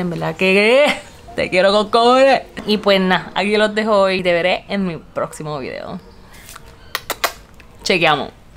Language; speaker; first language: Spanish; native; Spanish